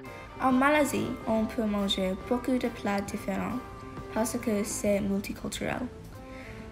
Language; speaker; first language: French; non-native, learner; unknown